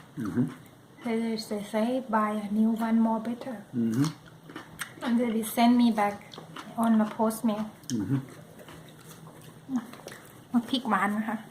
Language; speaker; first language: English; non-native, learner; Thai